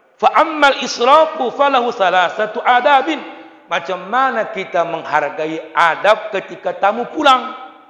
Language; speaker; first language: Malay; non-native, local second language; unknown